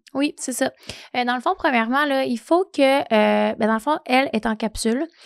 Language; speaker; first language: French; native; French